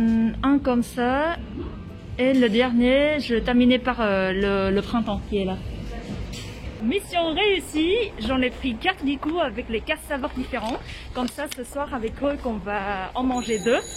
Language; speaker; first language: French; non-native, fluent; Vietnamese